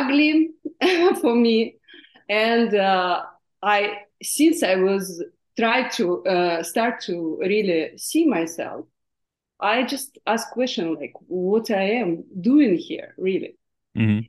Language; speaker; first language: English; non-native, fluent; Russian